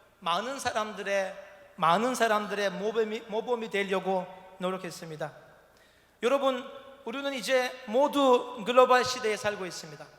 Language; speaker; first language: Korean; non-native, fluent; Turkish